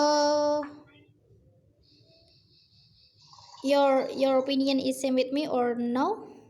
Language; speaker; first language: English; non-native, learner; Indonesian